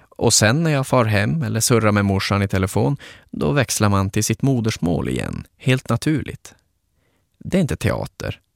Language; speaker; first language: Swedish; native; Swedish